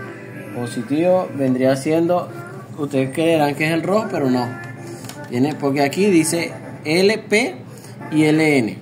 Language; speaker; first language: Spanish; native; Spanish